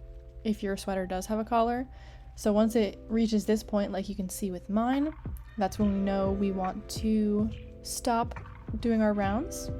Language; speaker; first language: English; native; English